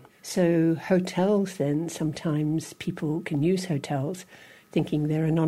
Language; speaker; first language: English; native; English